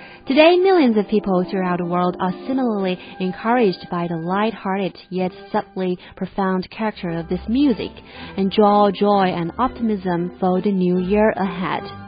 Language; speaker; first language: English; non-native, fluent; Chinese